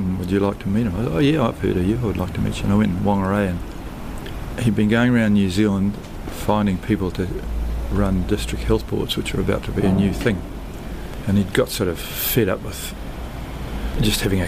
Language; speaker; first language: English; native; English